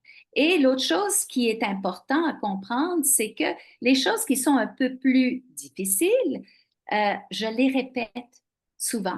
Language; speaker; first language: French; non-native, local second language; English